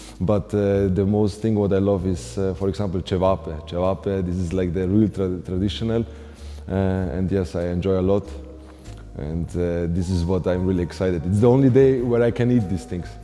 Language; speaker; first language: English; non-native, fluent; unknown